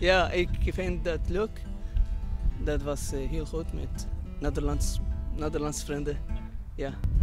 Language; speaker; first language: Dutch; non-native, learner; Arabic